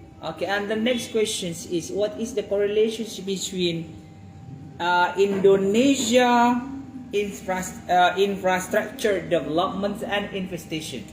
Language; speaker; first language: English; non-native, fluent; Indonesian